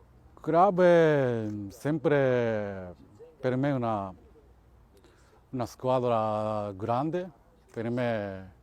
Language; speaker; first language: Italian; non-native, learner; Japanese